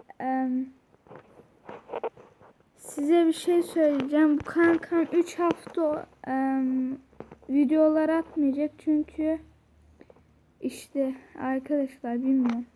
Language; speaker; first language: Turkish; early bilingual, heritage; Turkish